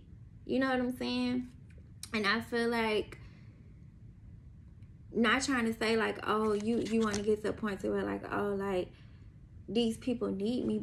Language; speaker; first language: English; native; English